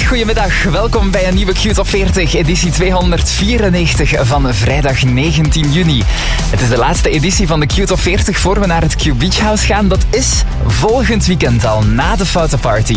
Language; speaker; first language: Dutch; native; Dutch